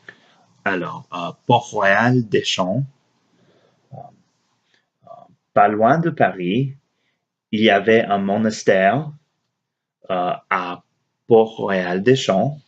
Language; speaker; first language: French; non-native, learner; English